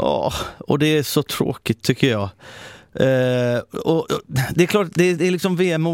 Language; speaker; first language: Swedish; native; Swedish